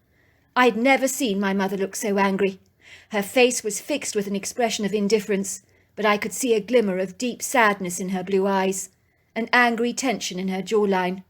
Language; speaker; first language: English; native; English